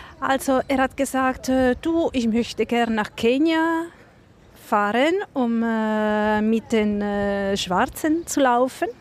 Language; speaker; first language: German; non-native, local second language; Italian